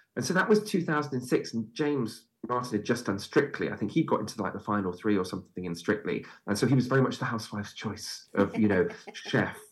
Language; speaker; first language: English; native; English